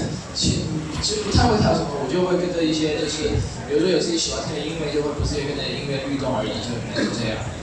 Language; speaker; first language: Chinese; native; Chinese